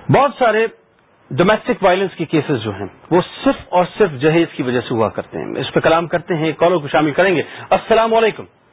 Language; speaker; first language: Urdu; native; Urdu